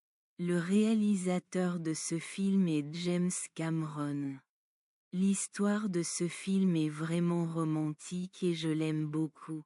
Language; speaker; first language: French; non-native, learner; Bangla